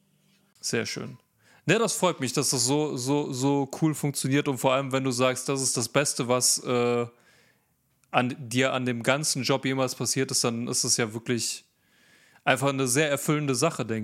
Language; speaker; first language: German; native; German